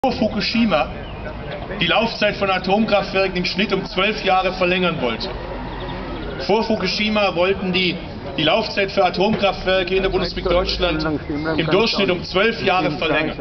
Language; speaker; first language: German; early bilingual, other home language; Turkish